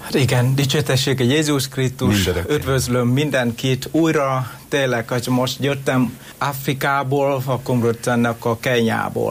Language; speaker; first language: Hungarian; non-native, learner; Vietnamese